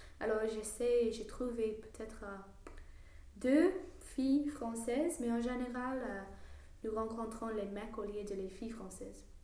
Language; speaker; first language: French; non-native, learner; English